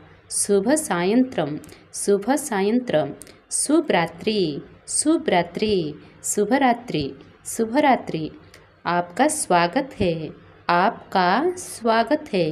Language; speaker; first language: Hindi; non-native, local second language; Odia